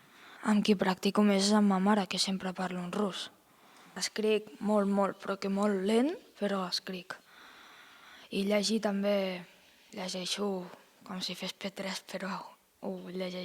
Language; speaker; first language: Catalan; early bilingual, heritage; Russian